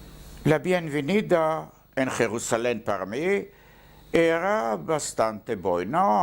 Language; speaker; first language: Spanish; non-native, learner; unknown